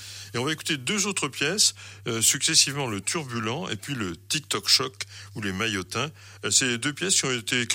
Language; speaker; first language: French; native; French